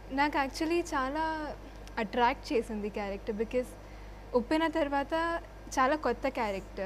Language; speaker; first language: Telugu; non-native, fluent; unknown